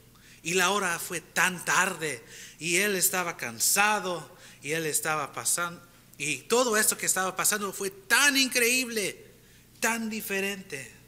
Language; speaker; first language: Spanish; early bilingual, heritage; Spanish